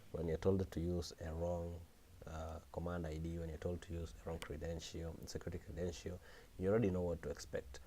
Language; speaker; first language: English; non-native, local second language; Swahili